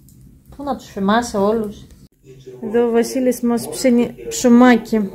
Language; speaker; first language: Greek; native; Greek